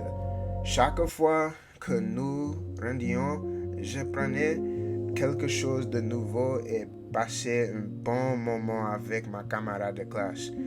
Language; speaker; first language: French; non-native, learner; English